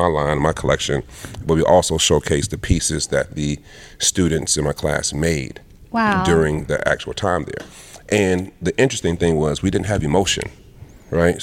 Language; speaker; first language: English; early bilingual, other home language; Lingala